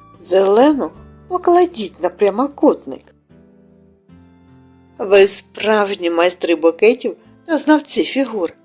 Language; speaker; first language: Ukrainian; native; Ukrainian